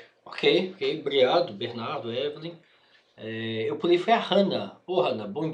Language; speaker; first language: Portuguese; native; Portuguese